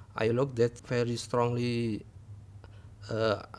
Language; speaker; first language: English; non-native, learner; Indonesian